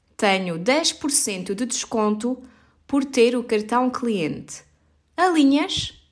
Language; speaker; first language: Portuguese; native; Portuguese